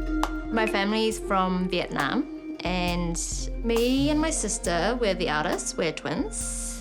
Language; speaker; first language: English; early bilingual, other home language; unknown